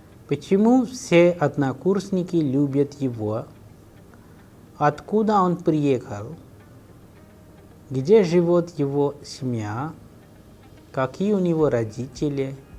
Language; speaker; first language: Russian; non-native, fluent; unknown